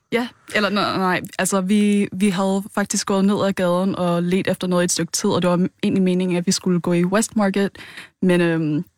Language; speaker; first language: Danish; early bilingual, other home language; Vietnamese